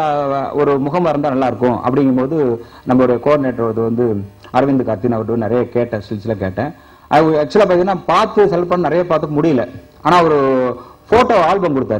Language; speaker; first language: Tamil; native; Tamil